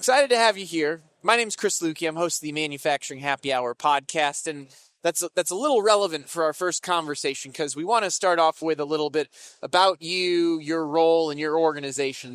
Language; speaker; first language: English; native; English